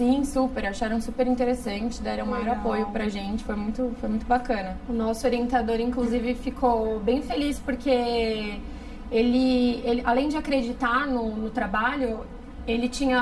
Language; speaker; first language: Portuguese; native; Portuguese